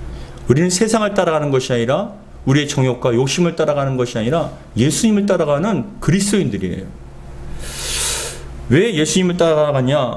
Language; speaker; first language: Korean; native; Korean